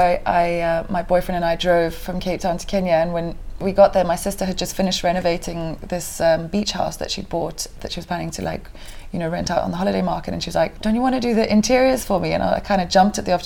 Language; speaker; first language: English; native; English